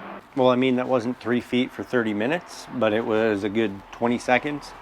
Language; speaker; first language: English; native; English